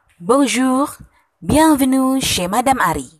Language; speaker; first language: French; non-native, fluent; Indonesian